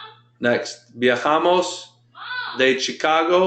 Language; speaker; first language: Spanish; non-native, fluent; English